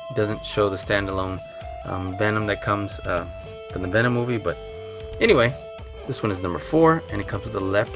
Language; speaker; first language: English; native; English